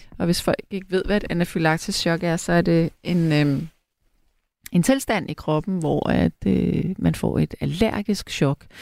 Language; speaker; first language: Danish; native; Danish